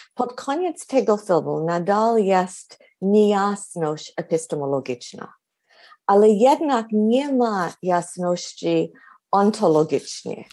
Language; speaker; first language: Polish; non-native, fluent; English